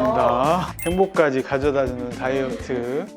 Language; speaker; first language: Korean; native; Korean